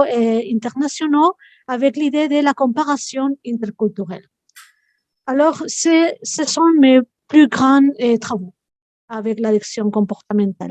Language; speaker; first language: French; non-native, fluent; Spanish